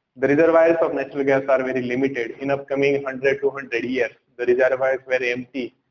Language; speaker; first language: English; non-native, local second language; Marathi